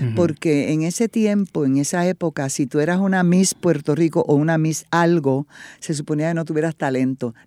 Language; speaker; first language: Spanish; native; Spanish